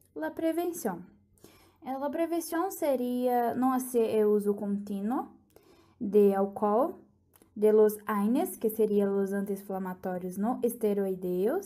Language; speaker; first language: Portuguese; non-native, learner; Spanish